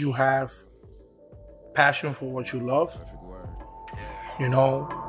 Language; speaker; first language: English; early bilingual, other home language; Spanish